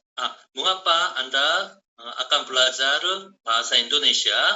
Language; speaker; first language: Indonesian; non-native, learner; Korean